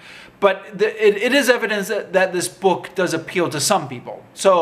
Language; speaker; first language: English; native; English